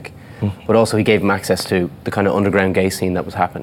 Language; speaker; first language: English; native; English